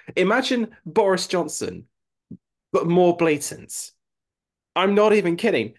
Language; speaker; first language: English; native; English